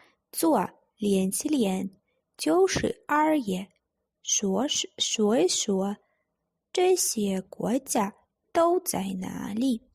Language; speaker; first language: Chinese; non-native, fluent; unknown